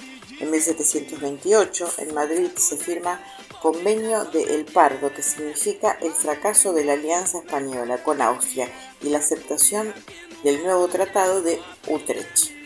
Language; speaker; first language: Spanish; native; Spanish